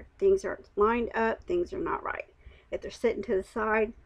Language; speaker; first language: English; native; English